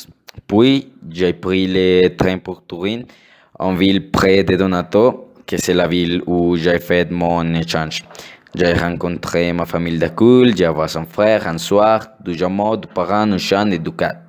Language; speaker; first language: French; non-native, learner; Spanish